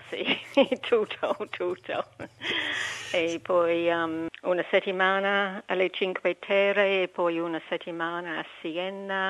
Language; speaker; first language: Italian; non-native, learner; English